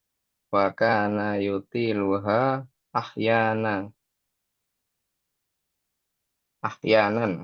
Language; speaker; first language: Arabic; non-native, learner; Indonesian